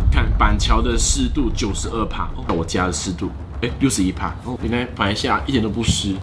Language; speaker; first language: Chinese; native; Chinese